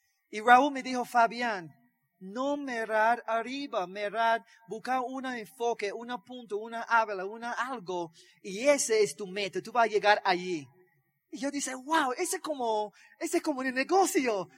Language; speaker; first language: Spanish; non-native, learner; English